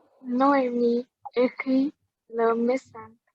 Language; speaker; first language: French; non-native, learner; Vietnamese